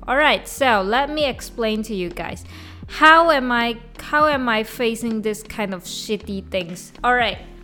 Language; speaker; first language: English; non-native, local second language; Chinese